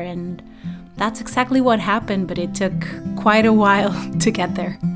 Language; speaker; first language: English; non-native, fluent; Spanish